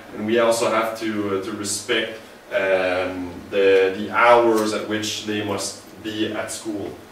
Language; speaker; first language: English; native; English